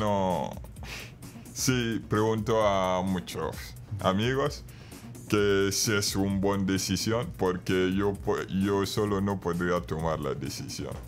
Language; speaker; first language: Spanish; non-native, fluent; Bambara